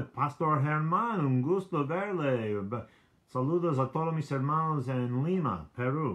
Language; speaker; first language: Spanish; non-native, learner; English